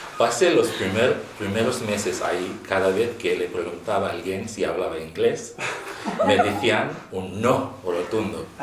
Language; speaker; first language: Spanish; non-native, fluent; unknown